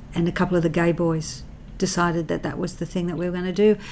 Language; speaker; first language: English; native; English